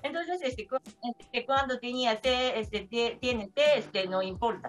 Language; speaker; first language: Spanish; non-native, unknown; Japanese